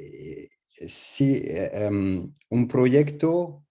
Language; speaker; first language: Spanish; non-native, learner; French